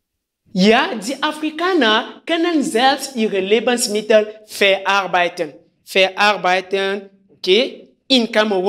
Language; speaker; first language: German; non-native, fluent; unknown